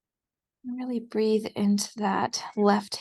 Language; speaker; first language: English; native; English